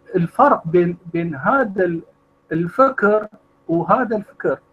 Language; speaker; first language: Arabic; non-native, fluent; Kurdish